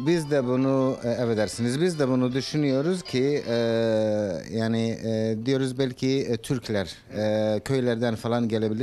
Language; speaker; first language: Turkish; non-native, fluent; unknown